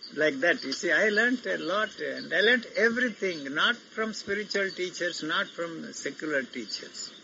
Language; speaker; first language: English; non-native, local second language; Telugu